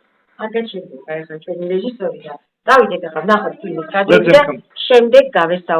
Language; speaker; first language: Georgian; native; Georgian